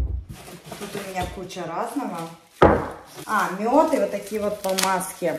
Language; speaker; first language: Russian; native; Russian